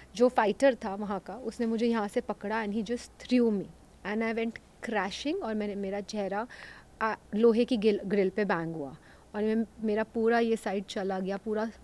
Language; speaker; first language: Hindi; native; Hindi